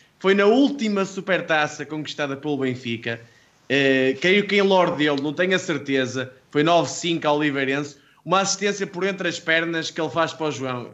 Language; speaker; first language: Portuguese; native; Portuguese